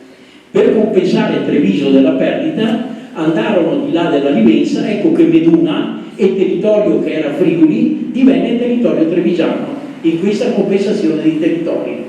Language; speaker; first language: Italian; native; Italian